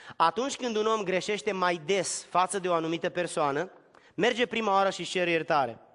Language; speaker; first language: Romanian; native; Romanian